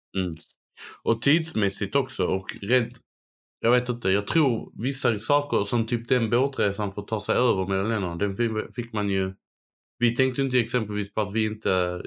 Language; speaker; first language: Swedish; non-native, fluent; Arabic